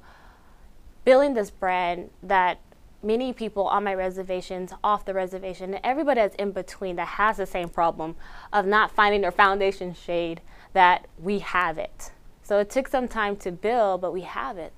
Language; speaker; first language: English; early bilingual, other home language; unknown